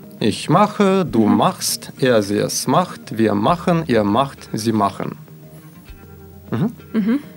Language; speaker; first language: German; non-native, fluent; Russian